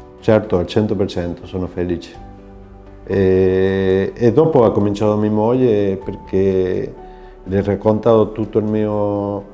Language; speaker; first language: Italian; non-native, fluent; Spanish